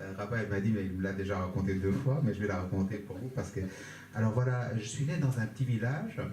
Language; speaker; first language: French; non-native, fluent; Kurdish